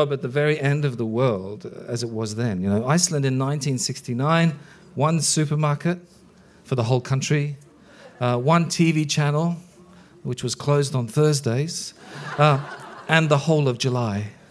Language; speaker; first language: English; early bilingual, other home language; Icelandic